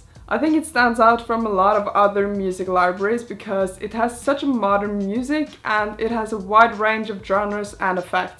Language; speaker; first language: English; non-native, fluent; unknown